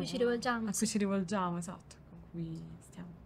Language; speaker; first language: Italian; native; Italian